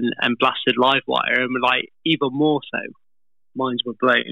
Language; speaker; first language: English; native; English